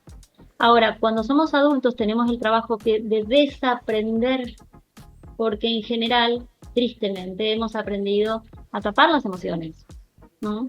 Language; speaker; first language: Spanish; native; Spanish